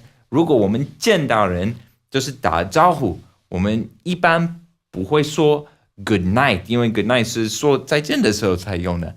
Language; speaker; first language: Chinese; non-native, fluent; English